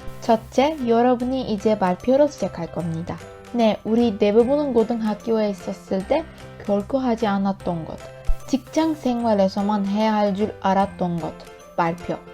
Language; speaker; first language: Korean; non-native, learner; Turkish